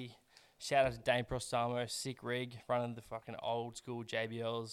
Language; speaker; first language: English; native; English